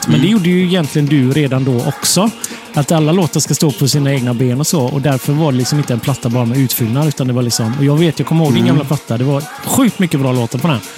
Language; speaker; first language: Swedish; native; Swedish